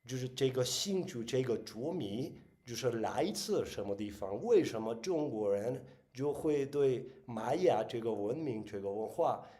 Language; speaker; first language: Chinese; non-native, fluent; Spanish